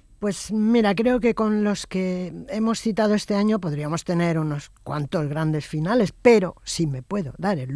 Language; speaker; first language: Spanish; native; Spanish